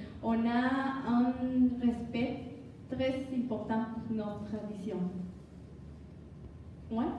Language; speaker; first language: French; non-native, learner; Spanish